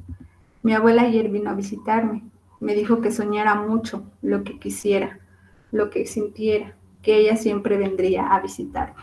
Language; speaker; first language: Spanish; non-native, local second language; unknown